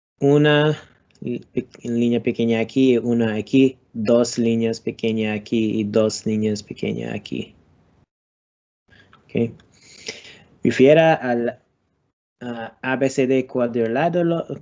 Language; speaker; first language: Spanish; non-native, learner; English